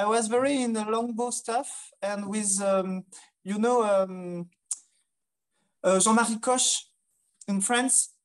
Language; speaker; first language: English; non-native, fluent; French